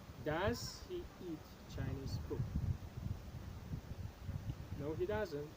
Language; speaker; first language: English; non-native, fluent; Tajik